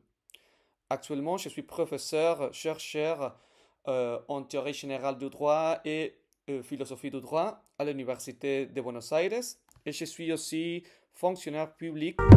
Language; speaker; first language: French; non-native, fluent; Spanish